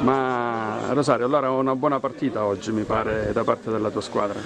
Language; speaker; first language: Italian; native; Italian